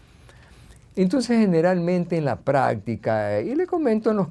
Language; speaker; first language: Spanish; native; Spanish